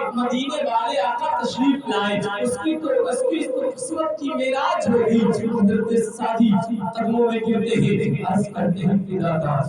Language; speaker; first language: Urdu; native; Urdu